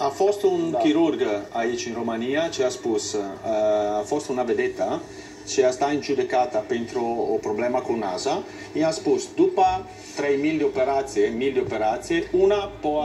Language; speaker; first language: Romanian; non-native, learner; Italian